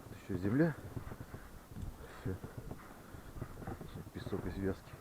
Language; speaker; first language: Russian; native; Russian